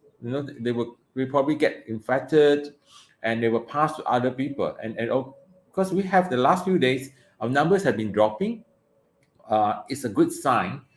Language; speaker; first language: English; non-native, local second language; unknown